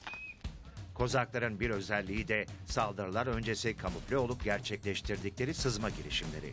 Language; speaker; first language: Turkish; native; Turkish